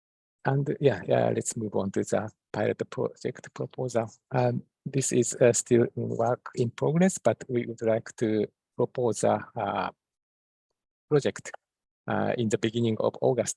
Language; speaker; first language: English; non-native, fluent; Japanese